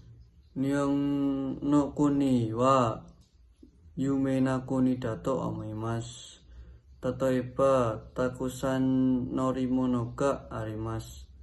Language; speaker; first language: Japanese; non-native, learner; Indonesian